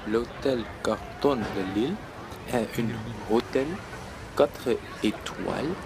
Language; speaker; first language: French; native; French